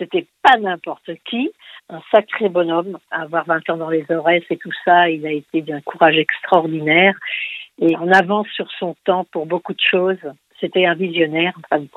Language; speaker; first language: French; non-native, local second language; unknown